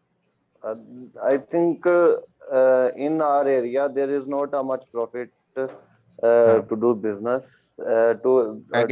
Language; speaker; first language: English; non-native, learner; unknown